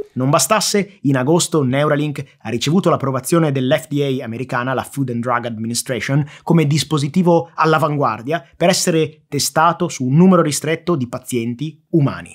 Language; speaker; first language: Italian; native; Italian